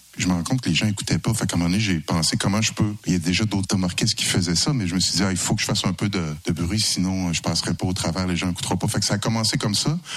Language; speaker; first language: French; native; French